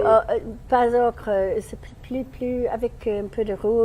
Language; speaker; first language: French; non-native, learner; English